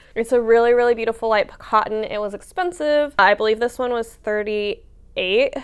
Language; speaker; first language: English; native; English